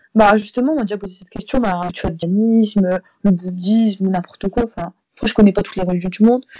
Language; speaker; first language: French; native; French